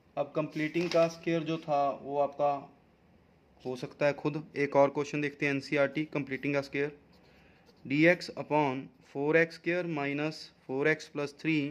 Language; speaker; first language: Hindi; non-native, local second language; Punjabi